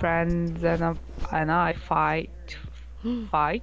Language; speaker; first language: English; non-native, learner; Korean